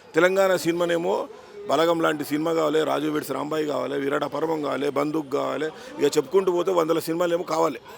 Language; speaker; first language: Telugu; native; Telugu